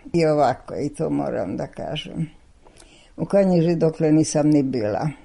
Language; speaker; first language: Serbian; non-native, local second language; Hungarian